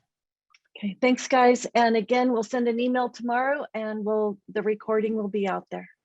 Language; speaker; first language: English; native; English